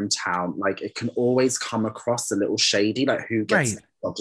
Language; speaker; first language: English; native; English